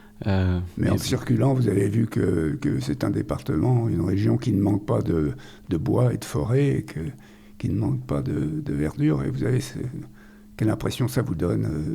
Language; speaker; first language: French; native; French